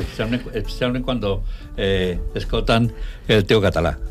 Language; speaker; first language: Catalan; non-native, learner; Spanish